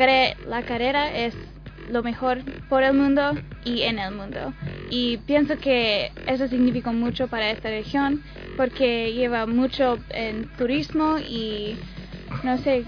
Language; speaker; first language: Spanish; non-native, learner; English